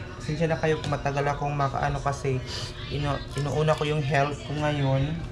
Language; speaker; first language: Filipino; non-native, local second language; Cebuano